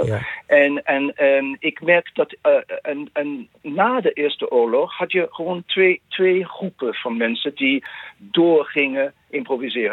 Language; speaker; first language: Dutch; non-native, fluent; English